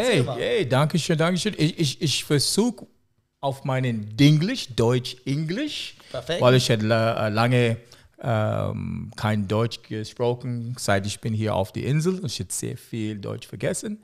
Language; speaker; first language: German; non-native, learner; English